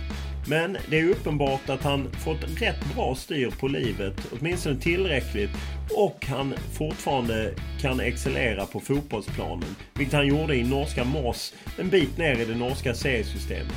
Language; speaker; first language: Swedish; native; Swedish